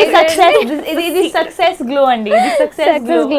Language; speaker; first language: Telugu; non-native, local second language; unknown